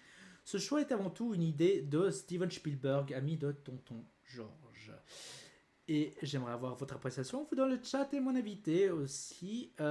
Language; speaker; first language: French; native; French